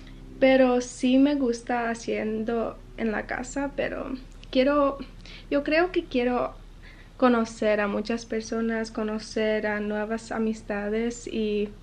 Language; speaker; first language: Spanish; early bilingual, heritage; Spanish